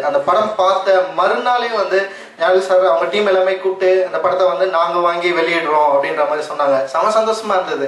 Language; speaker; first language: Tamil; native; Tamil